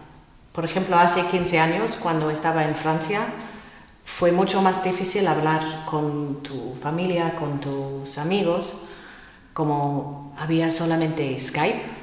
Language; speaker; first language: Spanish; non-native, fluent; English